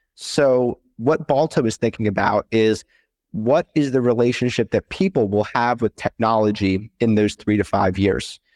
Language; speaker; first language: English; native; English